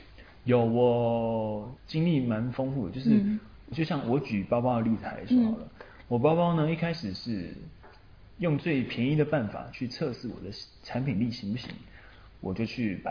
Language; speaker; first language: Chinese; native; Chinese